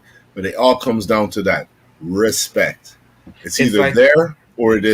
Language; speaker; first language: English; native; English